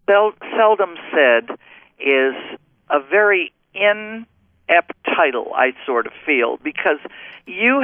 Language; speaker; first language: English; native; English